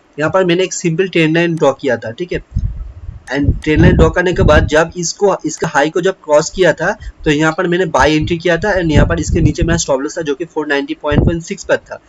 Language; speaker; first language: Hindi; non-native, local second language; Bangla